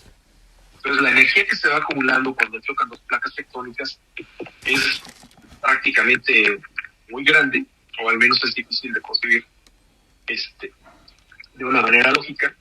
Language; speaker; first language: Spanish; native; Spanish